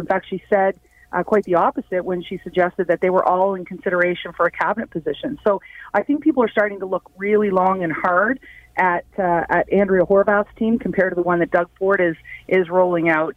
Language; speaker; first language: English; native; English